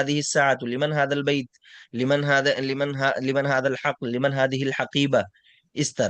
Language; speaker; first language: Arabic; non-native, fluent; Urdu